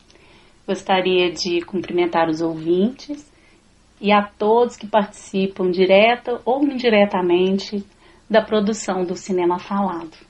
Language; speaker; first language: Portuguese; native; Portuguese